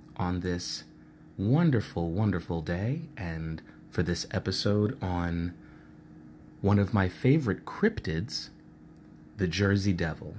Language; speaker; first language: English; native; English